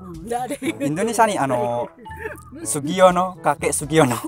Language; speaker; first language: Japanese; non-native, learner; Indonesian